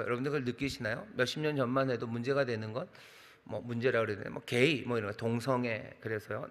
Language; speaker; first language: Korean; native; Korean